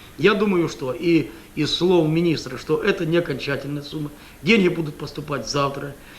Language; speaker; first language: Russian; native; Russian